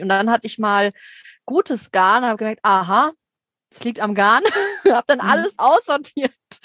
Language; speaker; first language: German; native; German